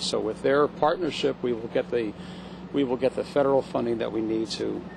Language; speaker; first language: English; native; English